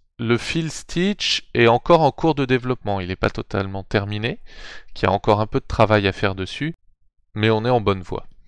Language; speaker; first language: French; native; French